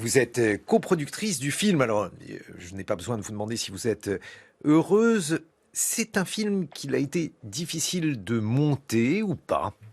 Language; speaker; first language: French; native; French